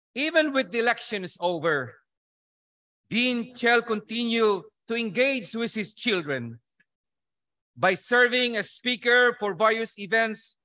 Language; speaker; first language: English; non-native, local second language; Filipino